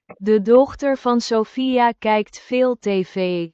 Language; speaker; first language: Dutch; non-native, fluent; Turkish